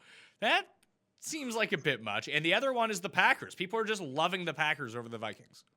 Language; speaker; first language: English; native; English